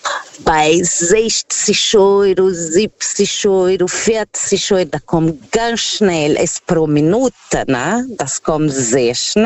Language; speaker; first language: German; non-native, learner; Portuguese